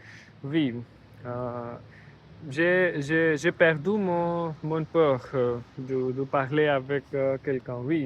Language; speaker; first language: French; non-native, learner; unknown